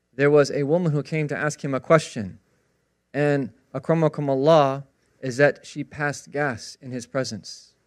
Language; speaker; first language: English; native; English